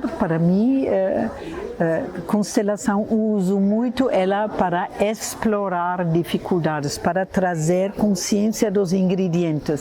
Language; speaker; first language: Portuguese; non-native, fluent; German